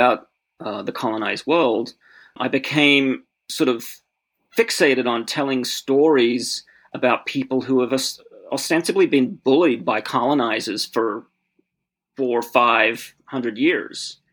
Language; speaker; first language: English; native; English